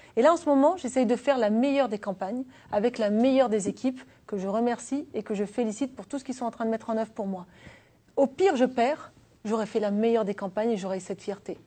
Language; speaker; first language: French; native; French